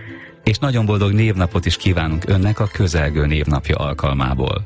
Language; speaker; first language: Hungarian; native; Hungarian